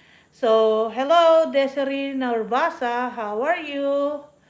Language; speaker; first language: English; non-native, local second language; Filipino